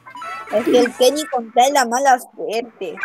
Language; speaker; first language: Spanish; native; Spanish